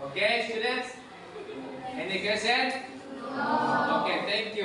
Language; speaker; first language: English; non-native, learner; Indonesian